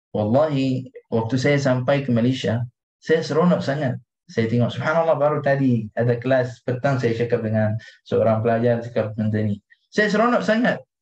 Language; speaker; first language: Malay; non-native, fluent; Arabic